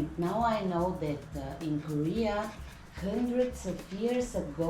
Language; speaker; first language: English; non-native, fluent; Bulgarian